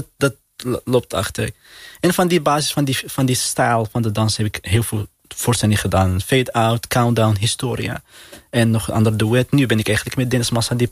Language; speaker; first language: Dutch; non-native, learner; Arabic